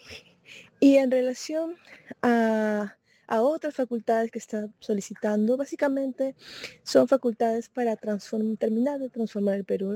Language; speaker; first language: Spanish; native; Spanish